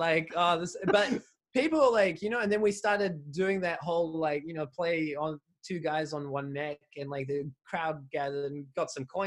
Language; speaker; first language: English; native; English